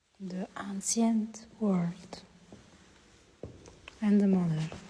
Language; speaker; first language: English; non-native, learner; Italian